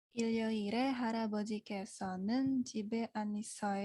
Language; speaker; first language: Korean; non-native, learner; Indonesian